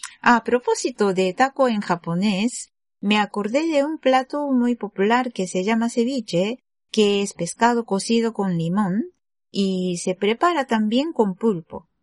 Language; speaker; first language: Spanish; non-native, fluent; Japanese